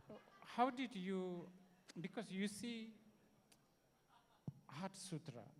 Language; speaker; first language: English; non-native, learner; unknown